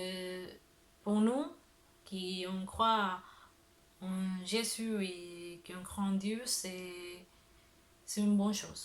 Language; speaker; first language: French; non-native, learner; Spanish